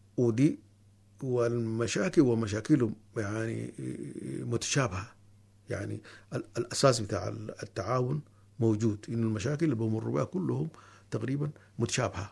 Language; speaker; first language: Arabic; native; Arabic